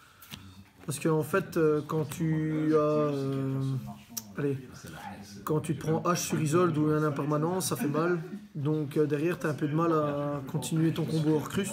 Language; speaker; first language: French; native; French